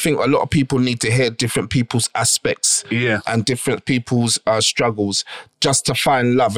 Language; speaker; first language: English; native; English